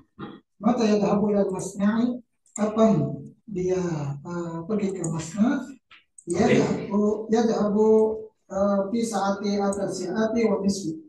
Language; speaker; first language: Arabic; non-native, learner; Indonesian